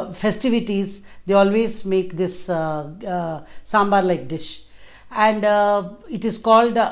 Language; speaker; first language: English; non-native, local second language; Kannada